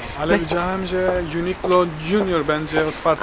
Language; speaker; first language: Polish; non-native, learner; Turkish